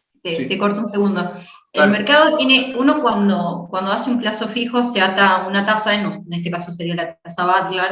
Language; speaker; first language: Spanish; native; Spanish